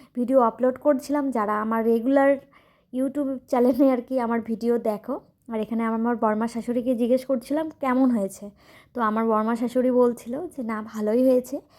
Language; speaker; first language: Bangla; native; Bangla